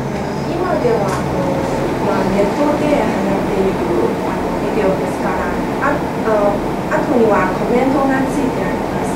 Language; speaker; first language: Japanese; non-native, fluent; Chinese